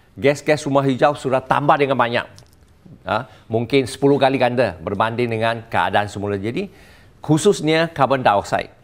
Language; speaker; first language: Malay; non-native, local second language; Chinese